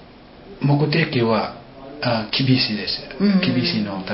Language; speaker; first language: Japanese; non-native, learner; Indonesian